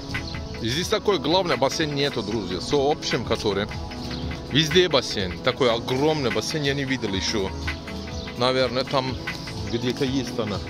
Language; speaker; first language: Russian; non-native, learner; Turkish